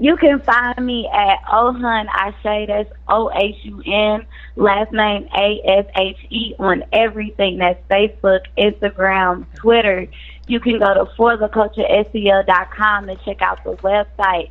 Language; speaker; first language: English; native; English